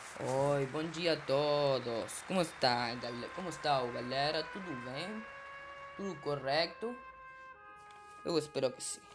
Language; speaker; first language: Portuguese; non-native, learner; Spanish